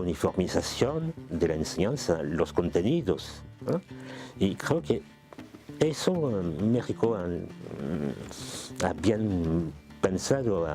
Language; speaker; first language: Spanish; non-native, fluent; French